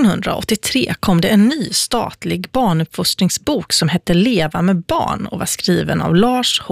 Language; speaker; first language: Swedish; native; Swedish